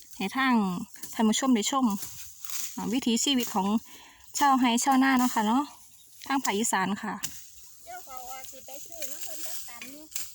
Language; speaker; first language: Thai; native; Thai